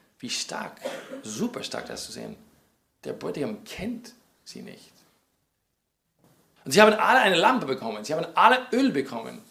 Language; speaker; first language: German; non-native, fluent; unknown